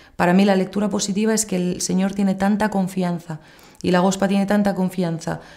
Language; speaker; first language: Spanish; native; Spanish